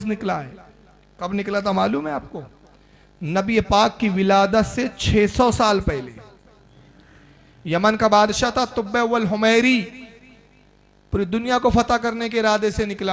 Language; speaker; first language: Urdu; native; Urdu